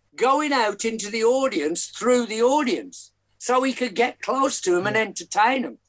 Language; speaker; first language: English; native; English